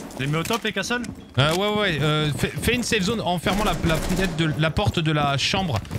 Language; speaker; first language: French; native; French